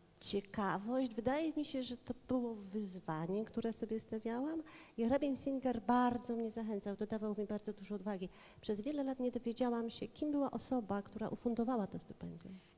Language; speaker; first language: Polish; native; Polish